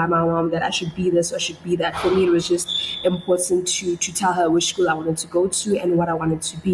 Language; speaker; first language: English; non-native, local second language; Tswana